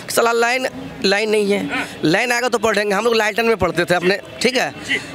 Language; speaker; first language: Hindi; native; Hindi